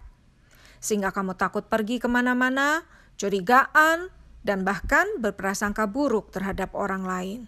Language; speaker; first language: Indonesian; native; Indonesian